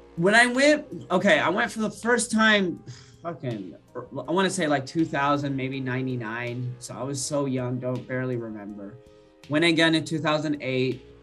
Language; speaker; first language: English; early bilingual, other home language; Arabic